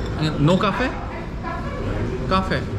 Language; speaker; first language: Spanish; non-native, learner; Korean